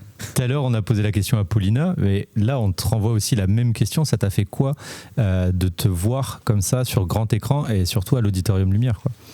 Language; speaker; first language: French; native; French